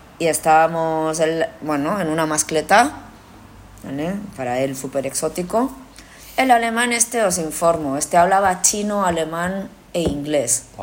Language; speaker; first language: Spanish; early bilingual, other home language; Korean